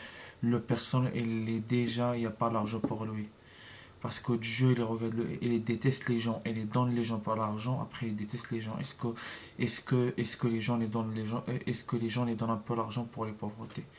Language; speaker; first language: French; non-native, learner; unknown